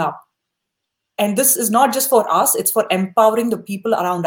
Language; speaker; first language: English; non-native, local second language; Tamil